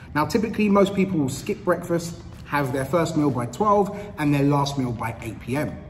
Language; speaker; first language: English; native; English